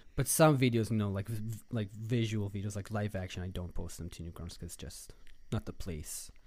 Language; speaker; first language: English; non-native, fluent; Hebrew